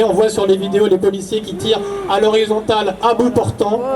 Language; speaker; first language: French; native; French